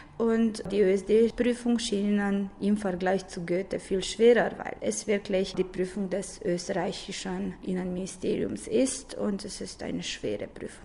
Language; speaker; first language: German; non-native, fluent; Romanian